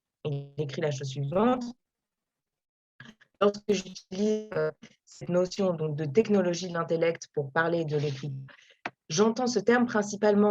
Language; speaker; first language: French; native; French